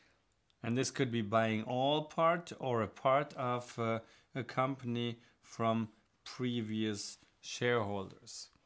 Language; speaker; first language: English; non-native, fluent; German